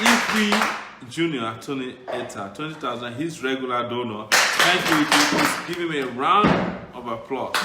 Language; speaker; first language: English; non-native, local second language; Yoruba